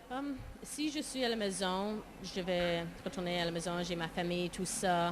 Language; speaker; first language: French; non-native, local second language; English